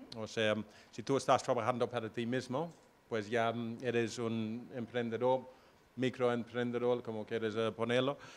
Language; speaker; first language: Spanish; non-native, fluent; English